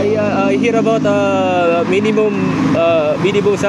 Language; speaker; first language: English; non-native, local second language; Cebuano